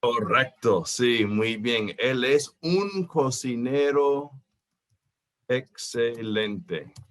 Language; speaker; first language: Spanish; non-native, fluent; English